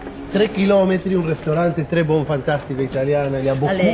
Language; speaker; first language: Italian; non-native, learner; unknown